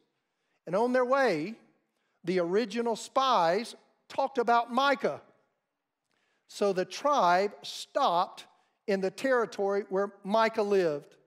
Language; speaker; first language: English; native; English